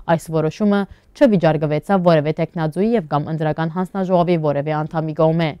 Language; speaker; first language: Armenian; early bilingual, heritage; Armenian